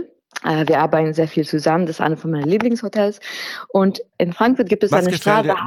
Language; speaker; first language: German; non-native, fluent; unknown